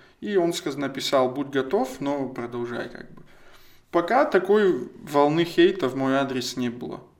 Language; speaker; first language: Russian; non-native, local second language; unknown